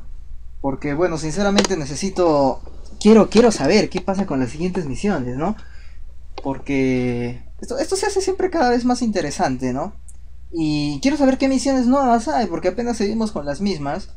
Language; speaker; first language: Spanish; native; Spanish